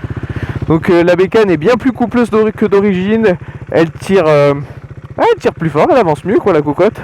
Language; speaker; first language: French; native; French